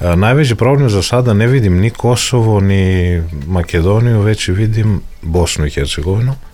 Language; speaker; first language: Serbian; non-native, fluent; Greek